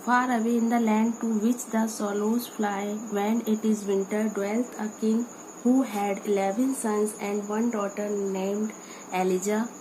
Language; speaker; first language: English; non-native, local second language; Hindi